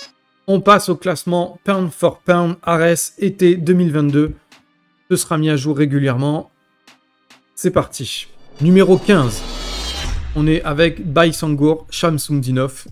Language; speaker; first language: French; native; French